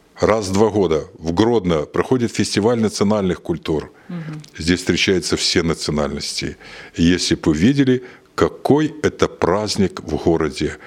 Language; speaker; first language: Russian; native; Russian